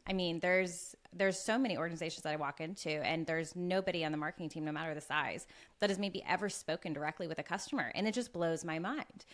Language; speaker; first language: English; native; English